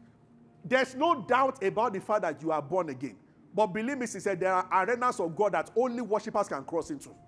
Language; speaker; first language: English; non-native, local second language; Yoruba